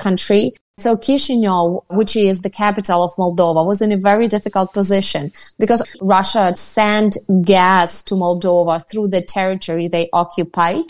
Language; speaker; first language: English; non-native, fluent; Ukrainian